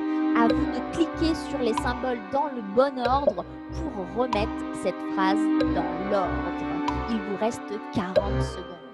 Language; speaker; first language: French; native; French